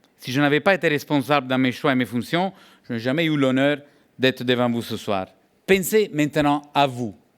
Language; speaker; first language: French; non-native, fluent; Italian